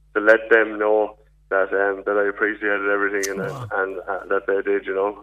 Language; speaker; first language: English; native; English